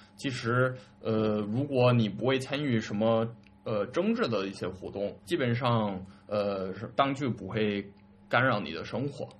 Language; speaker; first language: Chinese; early bilingual, other home language; English